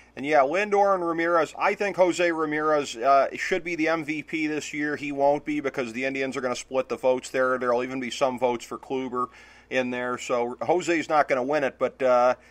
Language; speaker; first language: English; native; English